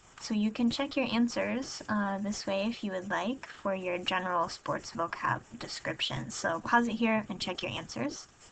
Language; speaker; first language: English; native; English